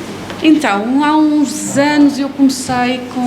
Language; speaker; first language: Portuguese; native; Portuguese